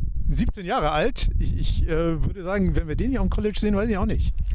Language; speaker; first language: German; native; German